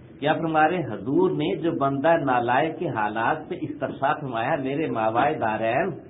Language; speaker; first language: Urdu; non-native, local second language; Pashto